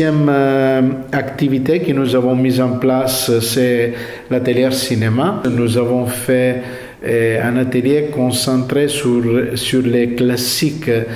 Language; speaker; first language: French; non-native, fluent; Italian